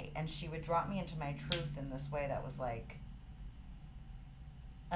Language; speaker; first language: English; native; English